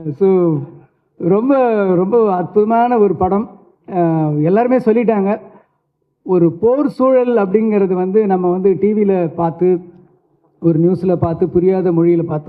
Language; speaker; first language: Tamil; native; Tamil